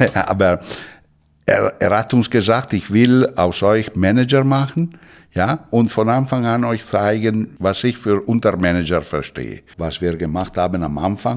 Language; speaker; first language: German; non-native, fluent; Italian